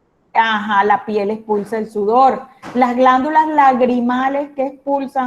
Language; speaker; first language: Spanish; native; Spanish